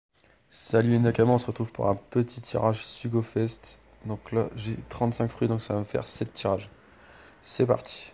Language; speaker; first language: French; native; French